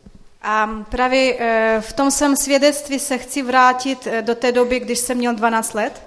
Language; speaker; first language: Czech; non-native, fluent; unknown